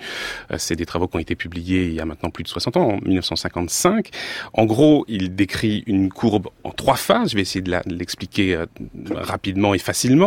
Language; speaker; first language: French; native; French